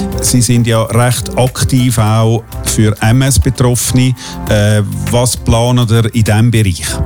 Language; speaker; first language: German; non-native, local second language; Italian